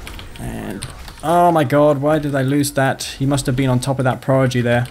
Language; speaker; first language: English; native; English